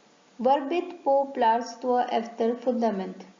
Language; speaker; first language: Swedish; non-native, learner; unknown